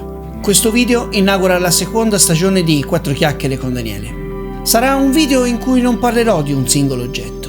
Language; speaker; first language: Italian; native; Italian